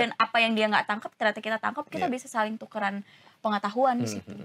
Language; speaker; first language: Indonesian; native; Indonesian